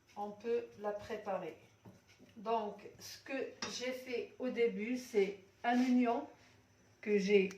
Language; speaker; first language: French; non-native, local second language; Arabic